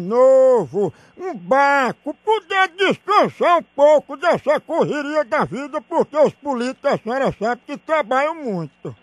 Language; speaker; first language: Portuguese; native; Portuguese